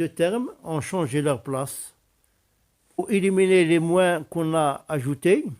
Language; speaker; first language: French; non-native, local second language; Arabic